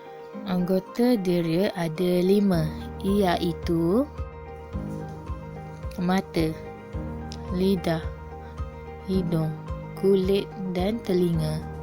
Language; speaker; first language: Malay; native; Malay